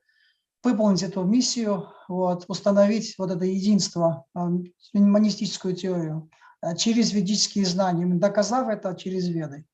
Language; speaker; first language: Russian; native; Russian